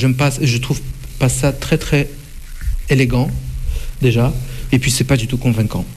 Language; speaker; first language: French; non-native, fluent; Russian